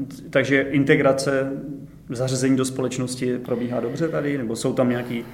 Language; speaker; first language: Czech; native; Czech